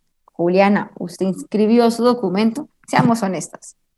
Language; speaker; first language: Spanish; native; Spanish